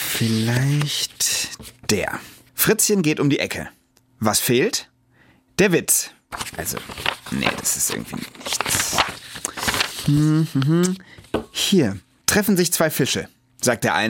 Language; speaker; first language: German; native; German